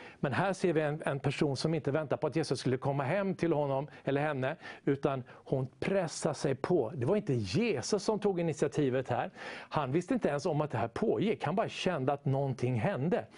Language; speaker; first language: Swedish; native; Swedish